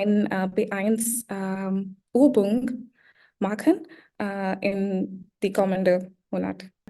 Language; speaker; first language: German; non-native, learner; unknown